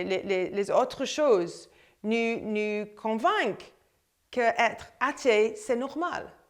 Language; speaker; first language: French; non-native, fluent; English